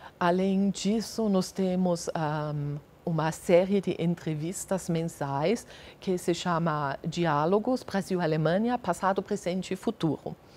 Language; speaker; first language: Portuguese; non-native, fluent; German